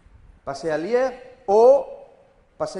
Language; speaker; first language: French; non-native, learner; Spanish